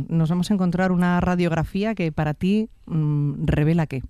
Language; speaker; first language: Spanish; native; Spanish